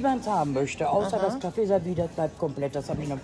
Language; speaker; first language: German; native; German